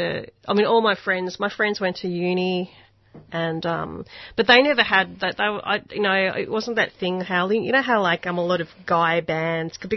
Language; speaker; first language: English; non-native, local second language; Hungarian